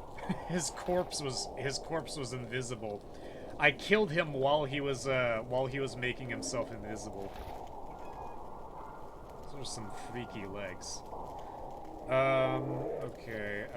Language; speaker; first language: English; native; English